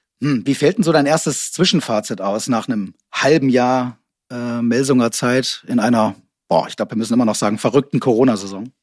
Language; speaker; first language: German; native; German